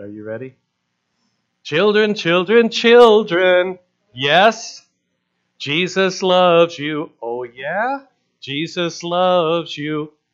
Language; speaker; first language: English; native; English